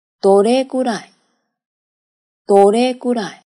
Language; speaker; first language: Japanese; non-native, fluent; Chinese